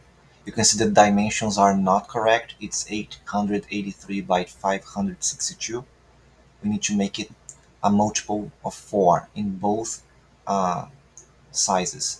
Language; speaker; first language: English; non-native, fluent; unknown